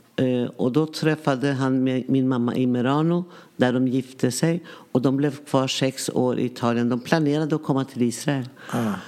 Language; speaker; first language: Swedish; early bilingual, other home language; Yiddish